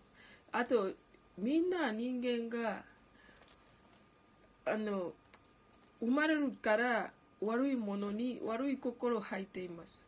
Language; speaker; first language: Japanese; non-native, learner; Ganda